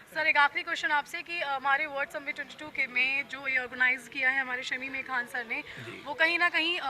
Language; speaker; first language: Hindi; native; Hindi